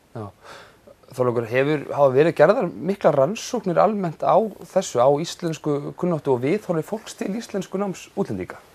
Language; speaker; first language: Icelandic; native; Icelandic